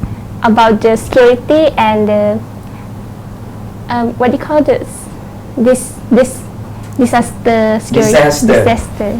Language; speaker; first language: English; non-native, learner; Thai